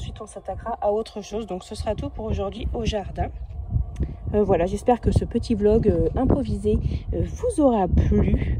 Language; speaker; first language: French; native; French